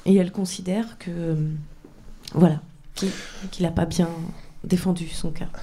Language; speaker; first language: French; native; French